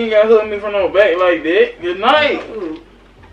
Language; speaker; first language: English; native; English